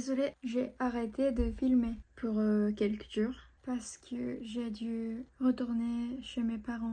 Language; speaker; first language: French; non-native, fluent; Japanese